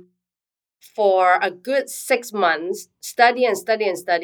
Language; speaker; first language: English; non-native, local second language; Cantonese